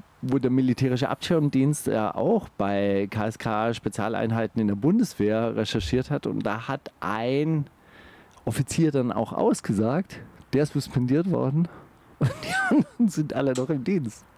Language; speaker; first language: German; native; German